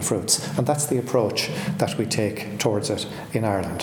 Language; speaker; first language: English; native; English